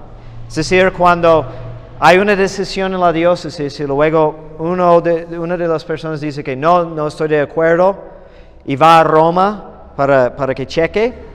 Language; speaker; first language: Spanish; non-native, fluent; English